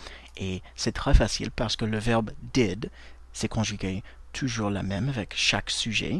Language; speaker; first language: French; non-native, fluent; English